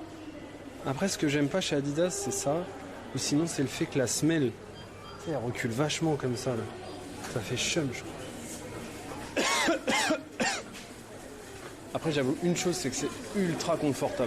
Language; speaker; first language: French; native; French